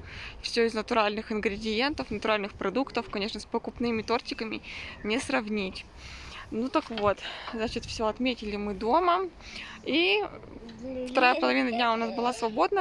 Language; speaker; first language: Russian; native; Russian